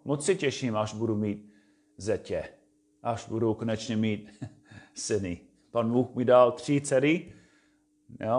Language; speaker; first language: Czech; non-native, fluent; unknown